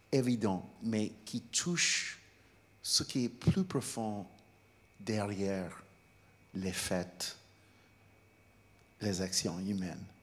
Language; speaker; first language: French; non-native, fluent; English